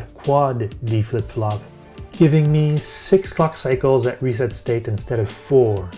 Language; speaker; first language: English; native; English